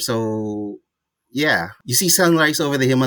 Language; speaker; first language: English; non-native, local second language; Cebuano